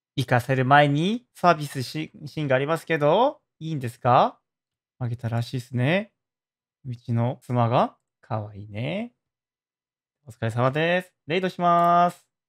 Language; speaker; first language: Japanese; non-native, fluent; Korean